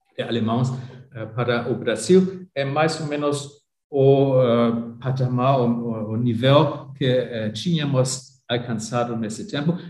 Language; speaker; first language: Portuguese; non-native, fluent; German